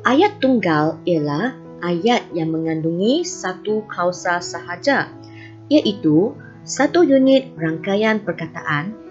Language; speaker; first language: Malay; non-native, local second language; Chinese